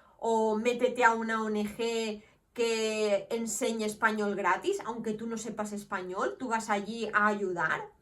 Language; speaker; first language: Spanish; native; Spanish